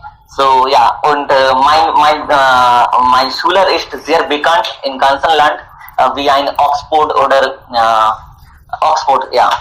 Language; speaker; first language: German; non-native, learner; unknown